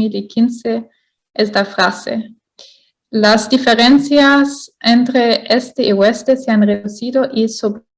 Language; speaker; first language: Spanish; non-native, fluent; German